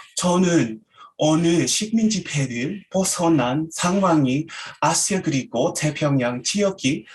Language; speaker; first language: Korean; non-native, fluent; Samoan